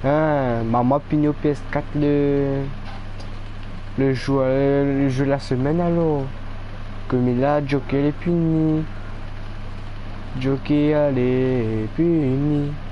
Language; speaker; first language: French; non-native, local second language; Réunion Creole French